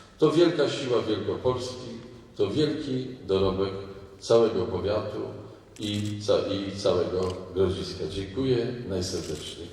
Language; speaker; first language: Polish; native; Polish